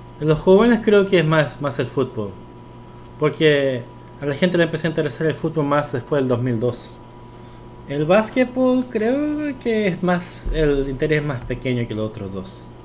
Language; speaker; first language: Spanish; early bilingual, other home language; Korean